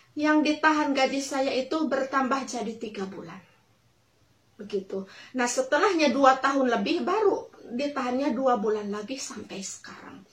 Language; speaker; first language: Indonesian; non-native, local second language; Sundanese